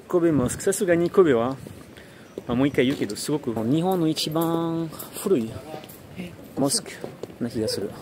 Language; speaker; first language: Japanese; non-native, fluent; French